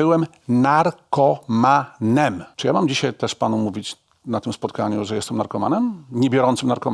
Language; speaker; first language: Polish; native; Polish